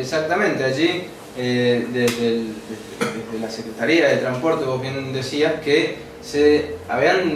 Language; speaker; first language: Spanish; native; Spanish